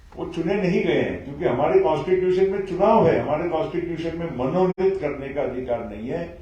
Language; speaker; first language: Hindi; non-native, local second language; Marathi